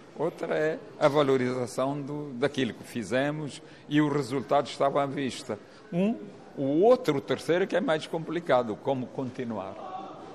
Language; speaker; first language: Portuguese; non-native, local second language; Kabuverdianu